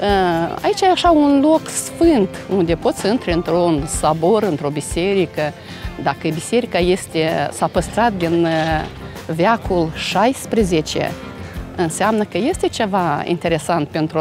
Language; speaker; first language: Romanian; non-native, fluent; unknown